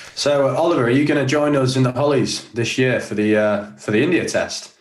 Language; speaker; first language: English; native; English